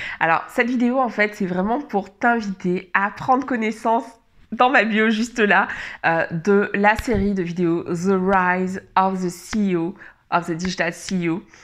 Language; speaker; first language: French; native; French